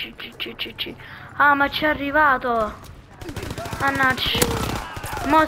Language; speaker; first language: Italian; native; Italian